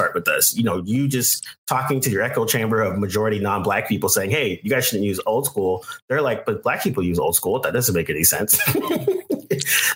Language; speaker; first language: English; native; English